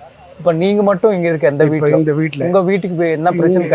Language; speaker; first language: Tamil; non-native, learner; Telugu